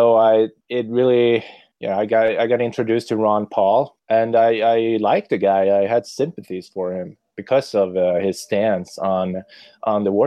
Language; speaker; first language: English; non-native, fluent; Swedish